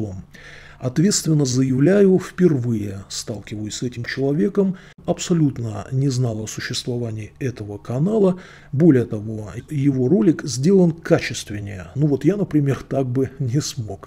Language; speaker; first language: Russian; native; Russian